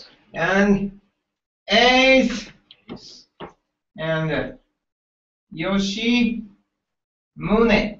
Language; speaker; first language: English; non-native, learner; Japanese